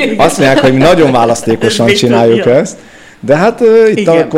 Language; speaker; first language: Hungarian; native; Hungarian